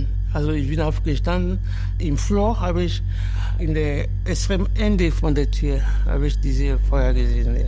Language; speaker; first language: German; non-native, learner; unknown